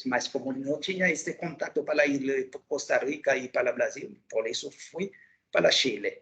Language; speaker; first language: Portuguese; non-native, local second language; Haitian Creole